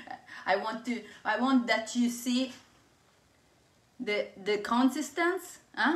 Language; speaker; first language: English; non-native, fluent; Italian